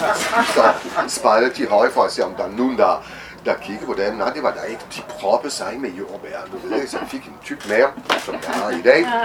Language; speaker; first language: Danish; non-native, fluent; French